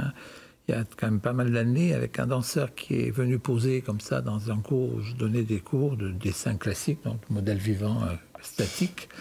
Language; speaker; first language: French; native; French